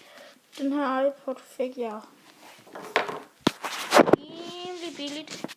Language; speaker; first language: Danish; native; Danish